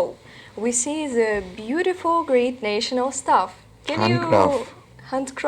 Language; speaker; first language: English; non-native, learner; Russian